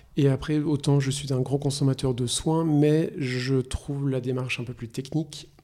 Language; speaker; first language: French; native; French